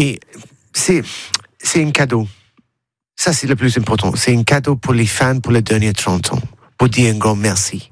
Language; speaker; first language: French; non-native, learner; English